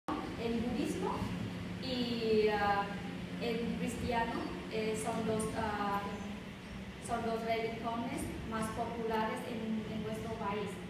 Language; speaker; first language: Spanish; non-native, learner; Vietnamese